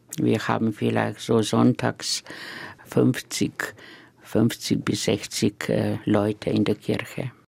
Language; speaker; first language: German; non-native, fluent; Slovenian